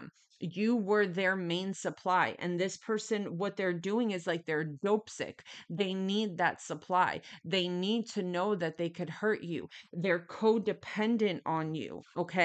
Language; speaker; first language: English; native; English